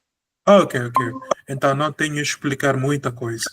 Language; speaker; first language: Portuguese; non-native, fluent; Spanish